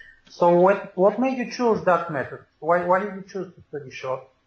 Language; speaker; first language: English; non-native, fluent; Bulgarian